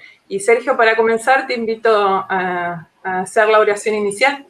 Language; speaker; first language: Spanish; native; Spanish